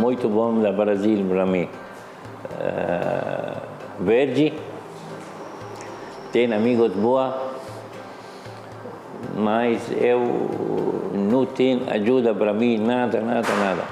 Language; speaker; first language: Portuguese; non-native, learner; Arabic